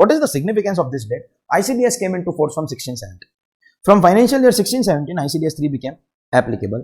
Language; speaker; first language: English; non-native, local second language; Hindi